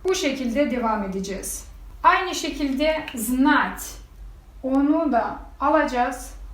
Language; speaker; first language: Turkish; non-native, fluent; Russian